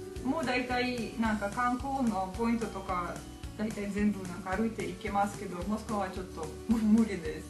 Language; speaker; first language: Japanese; non-native, fluent; Russian